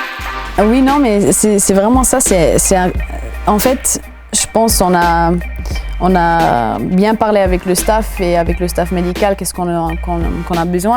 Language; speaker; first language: French; non-native, local second language; German